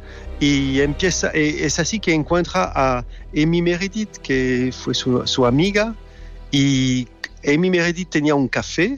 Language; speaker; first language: Spanish; non-native, fluent; French